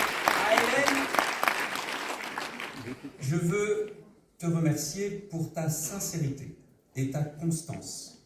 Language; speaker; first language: French; native; French